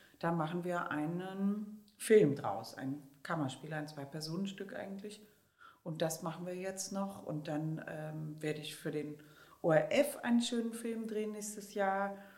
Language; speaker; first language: German; native; German